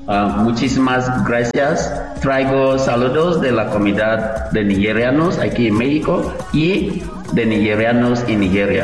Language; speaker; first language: Spanish; non-native, learner; English